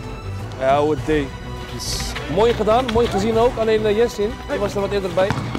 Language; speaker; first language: Dutch; native; Dutch